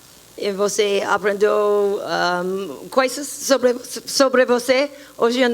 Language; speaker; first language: Portuguese; non-native, learner; English